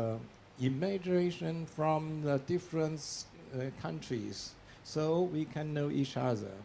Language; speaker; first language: English; non-native, learner; Chinese